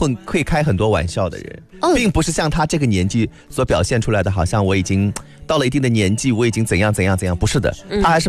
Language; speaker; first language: Chinese; non-native, local second language; Wu Chinese